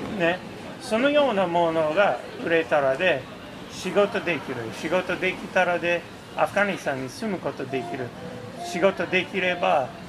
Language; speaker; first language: Japanese; non-native, fluent; English